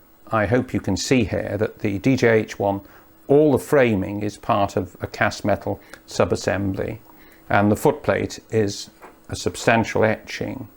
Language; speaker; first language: English; native; English